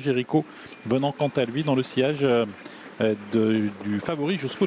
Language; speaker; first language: French; native; French